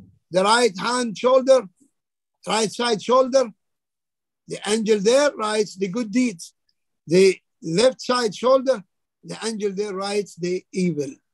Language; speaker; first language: English; non-native, fluent; Arabic